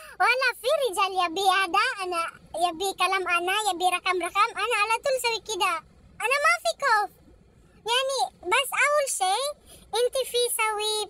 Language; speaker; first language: Arabic; non-native, learner; Filipino